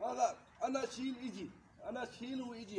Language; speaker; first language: Arabic; non-native, learner; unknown